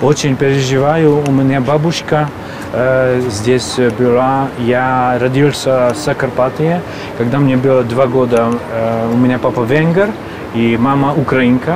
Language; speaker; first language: Russian; non-native, fluent; Hungarian